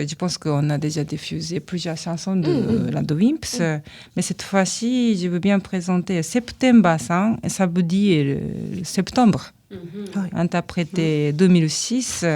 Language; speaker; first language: French; non-native, learner; Japanese